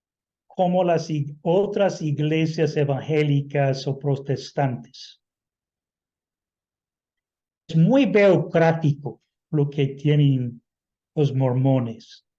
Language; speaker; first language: Spanish; non-native, fluent; English